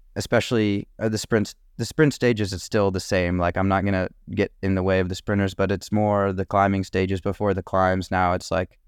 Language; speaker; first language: English; native; English